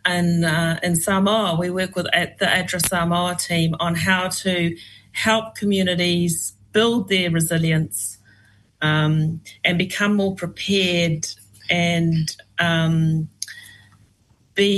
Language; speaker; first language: English; native; English